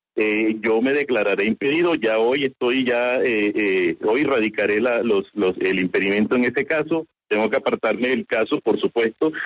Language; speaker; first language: Spanish; native; Spanish